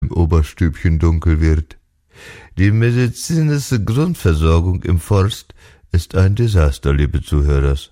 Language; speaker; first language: German; native; German